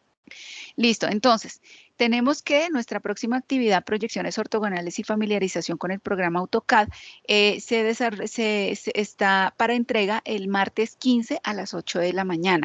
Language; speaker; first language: Spanish; native; Spanish